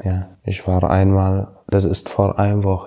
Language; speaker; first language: German; non-native, learner; Arabic